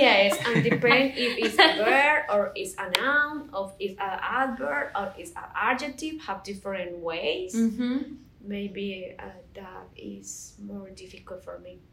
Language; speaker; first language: English; non-native, learner; Spanish